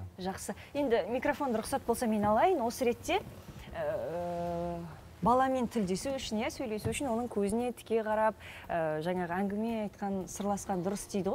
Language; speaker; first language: Kazakh; native; Kazakh